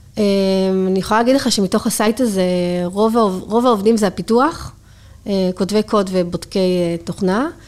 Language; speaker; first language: Hebrew; native; Hebrew